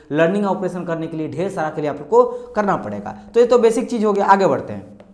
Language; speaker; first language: Hindi; non-native, local second language; Marathi